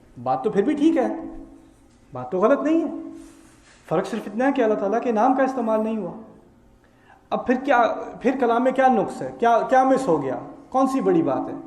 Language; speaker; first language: Urdu; early bilingual, heritage; Urdu